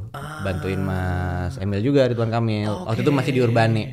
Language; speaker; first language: Indonesian; native; Indonesian